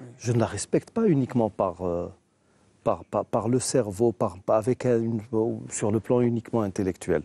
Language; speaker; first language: French; non-native, local second language; Arabic